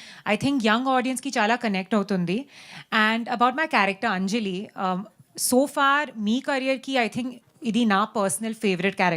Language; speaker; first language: Telugu; non-native, learner; Hindi